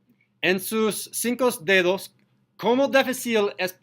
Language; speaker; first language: Spanish; non-native, learner; English